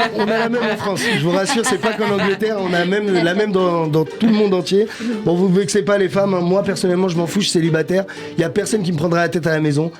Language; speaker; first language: French; native; French